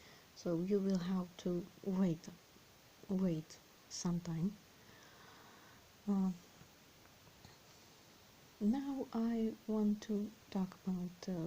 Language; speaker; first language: English; non-native, fluent; Serbian